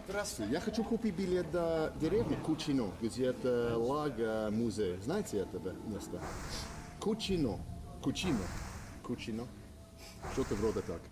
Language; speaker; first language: Russian; non-native, learner; English